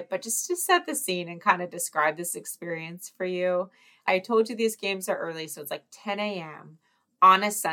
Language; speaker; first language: English; native; English